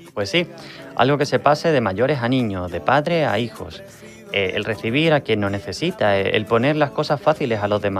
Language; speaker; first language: Spanish; native; Spanish